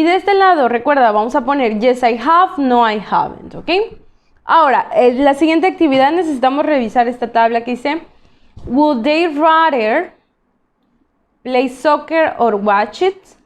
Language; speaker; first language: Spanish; native; Spanish